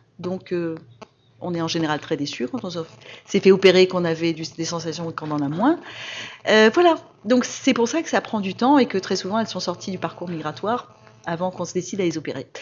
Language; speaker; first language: French; native; French